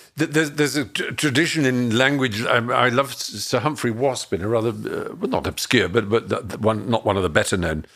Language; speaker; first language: English; native; English